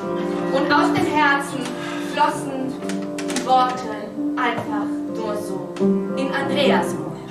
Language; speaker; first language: German; native; German